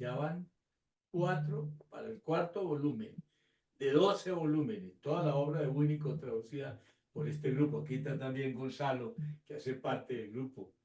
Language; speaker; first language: Spanish; native; Spanish